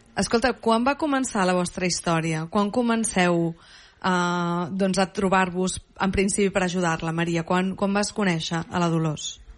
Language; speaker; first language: Catalan; native; Catalan